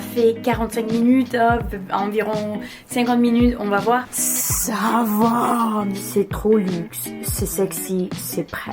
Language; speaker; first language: French; non-native, fluent; English